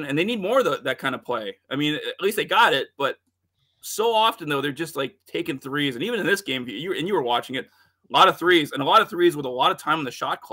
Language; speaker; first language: English; native; English